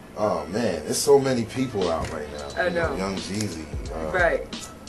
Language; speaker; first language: English; native; English